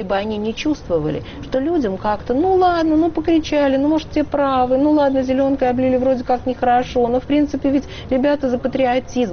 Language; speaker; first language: Russian; native; Russian